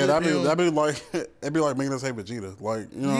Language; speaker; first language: English; native; English